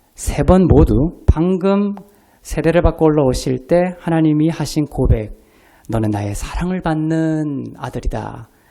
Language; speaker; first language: Korean; native; Korean